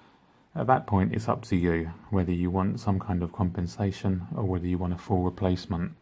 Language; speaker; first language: English; native; English